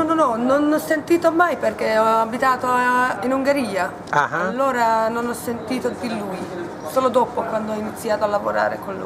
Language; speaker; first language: Italian; non-native, learner; Hungarian